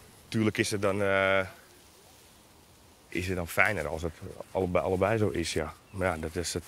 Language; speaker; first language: Dutch; native; Dutch